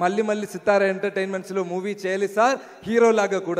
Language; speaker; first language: Telugu; non-native, learner; Malayalam